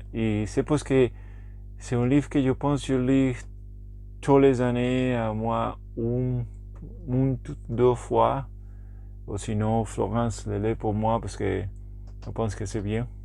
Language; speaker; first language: French; non-native, learner; Spanish